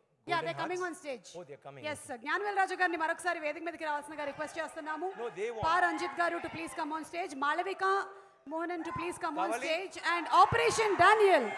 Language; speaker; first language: Telugu; native; Telugu